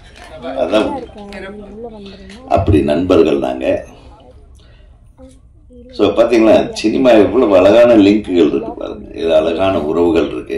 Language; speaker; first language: Tamil; native; Tamil